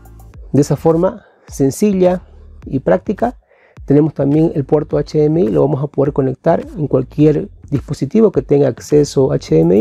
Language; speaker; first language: Spanish; native; Spanish